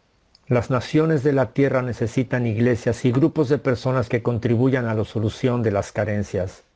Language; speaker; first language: Spanish; native; Spanish